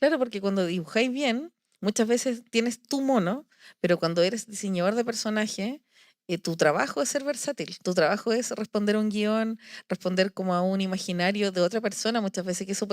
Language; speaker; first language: Spanish; native; Spanish